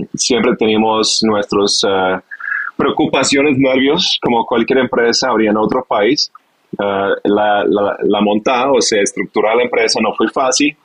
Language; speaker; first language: Spanish; non-native, fluent; English